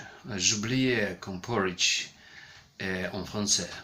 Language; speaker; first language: French; non-native, learner; Ukrainian